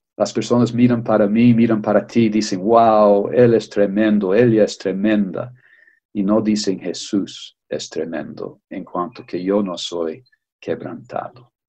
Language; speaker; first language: Spanish; native; Spanish